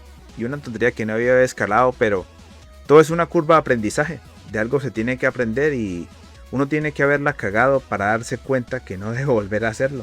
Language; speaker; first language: Spanish; native; Spanish